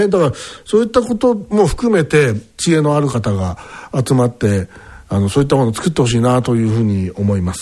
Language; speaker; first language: Japanese; native; Japanese